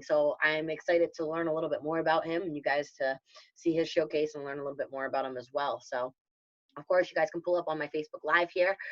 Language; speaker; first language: English; native; English